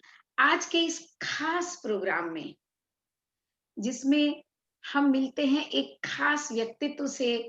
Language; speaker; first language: Hindi; native; Hindi